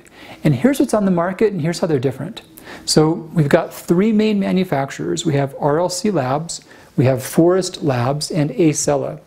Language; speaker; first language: English; native; English